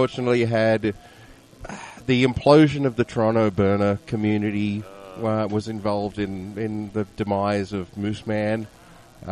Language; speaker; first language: English; native; English